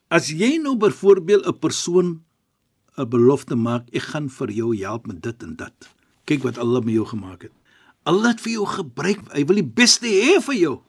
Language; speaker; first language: Afrikaans; non-native, fluent; Arabic